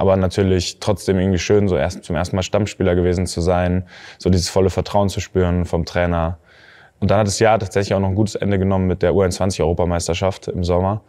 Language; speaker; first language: German; native; German